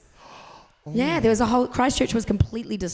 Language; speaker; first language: English; native; English